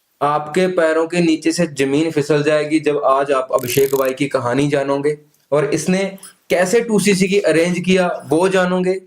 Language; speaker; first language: Hindi; native; Hindi